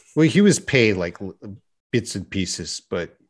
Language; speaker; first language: English; native; English